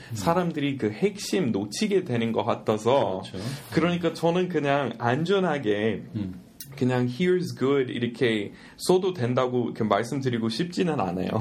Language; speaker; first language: Korean; non-native, fluent; English